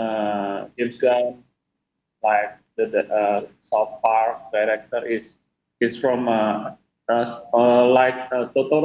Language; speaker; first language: English; non-native, fluent; Indonesian